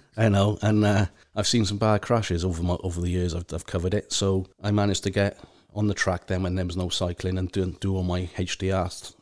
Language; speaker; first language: English; native; English